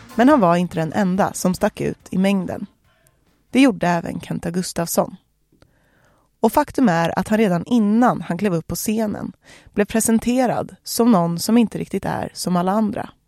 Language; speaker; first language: Swedish; native; Swedish